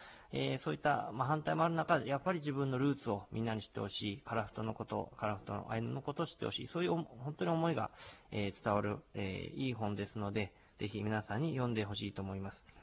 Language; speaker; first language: Japanese; native; Japanese